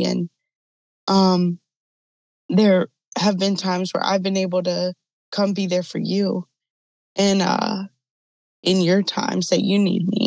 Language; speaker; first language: English; native; English